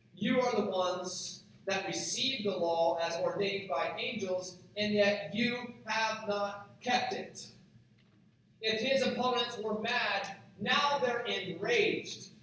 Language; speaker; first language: English; native; English